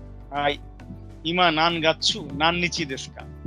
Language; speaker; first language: Japanese; non-native, fluent; Bangla